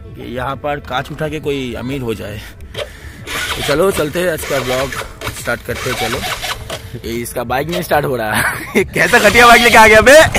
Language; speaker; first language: Hindi; non-native, local second language; Bangla